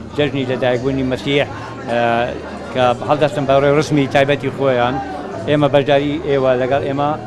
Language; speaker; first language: Central Kurdish; non-native, local second language; Assyrian Neo-Aramaic